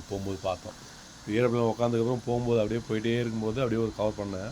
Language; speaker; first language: Tamil; native; Tamil